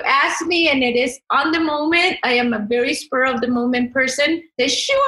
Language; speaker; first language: English; non-native, fluent; Spanish